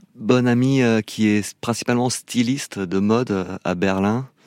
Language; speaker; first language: French; non-native, fluent; English